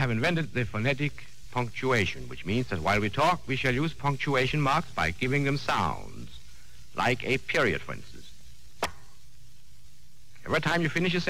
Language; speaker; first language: English; non-native, fluent; Danish